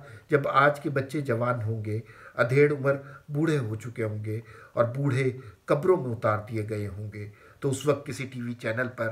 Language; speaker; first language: Urdu; native; Urdu